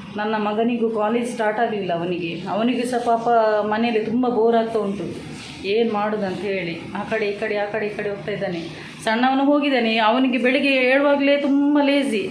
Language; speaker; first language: Kannada; non-native, local second language; Tulu